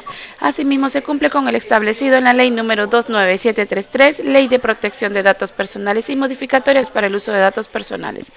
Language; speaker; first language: Spanish; native; Spanish